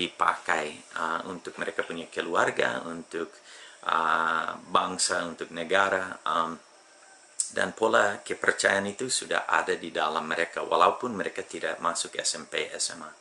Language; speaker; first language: Indonesian; non-native, fluent; English